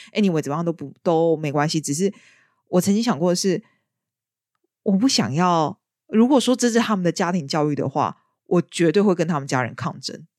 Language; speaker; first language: Chinese; native; Chinese